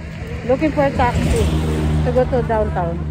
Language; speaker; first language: English; non-native, local second language; Filipino